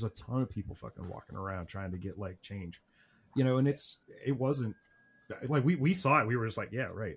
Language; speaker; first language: English; native; English